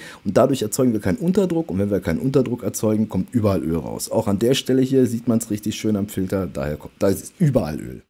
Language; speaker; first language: German; native; German